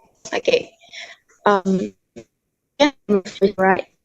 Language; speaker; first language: English; non-native, learner; Indonesian